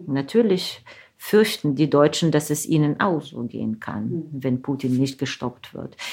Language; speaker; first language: German; non-native, fluent; Ukrainian